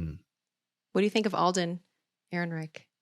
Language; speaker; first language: English; native; English